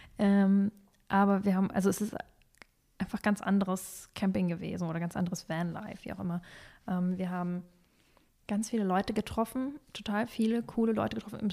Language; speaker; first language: German; early bilingual, other home language; Russian